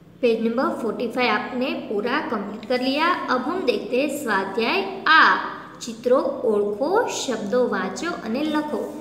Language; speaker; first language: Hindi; non-native, local second language; Gujarati